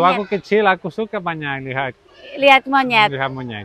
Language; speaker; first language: Indonesian; non-native, learner; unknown